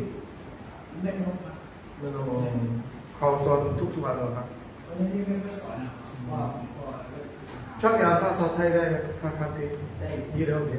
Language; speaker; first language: Thai; non-native, fluent; Korean